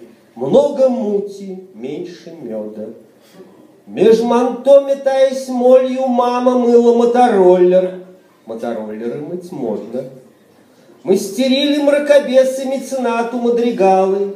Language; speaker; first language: Russian; native; Russian